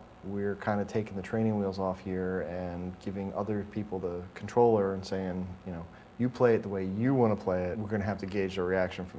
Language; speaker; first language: English; native; English